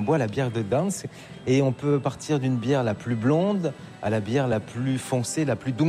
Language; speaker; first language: French; native; French